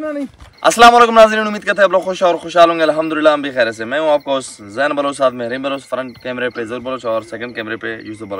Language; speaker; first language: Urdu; non-native, local second language; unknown